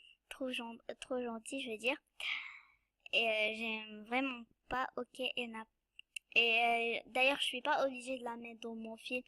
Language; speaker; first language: French; non-native, local second language; Arabic